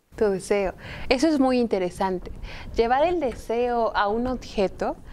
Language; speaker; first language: Spanish; native; Spanish